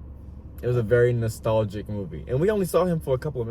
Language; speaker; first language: English; native; English